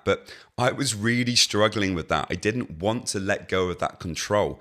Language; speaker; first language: English; native; English